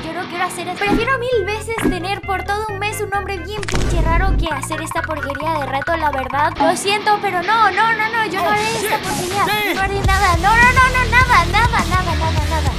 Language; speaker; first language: Spanish; native; Spanish